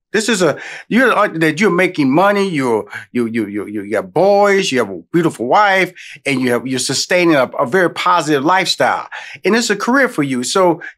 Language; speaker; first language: English; native; English